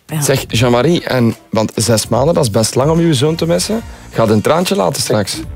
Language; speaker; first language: Dutch; native; Dutch